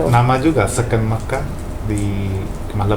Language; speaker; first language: Indonesian; non-native, local second language; Malayalam